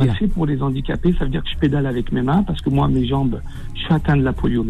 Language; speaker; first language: French; native; French